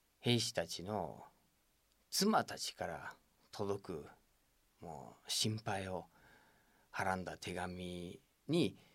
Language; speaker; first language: Japanese; non-native, fluent; English